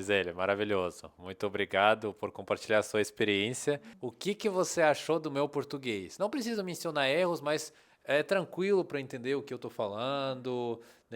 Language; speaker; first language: Portuguese; non-native, fluent; Russian